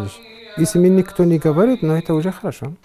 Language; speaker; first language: Russian; non-native, fluent; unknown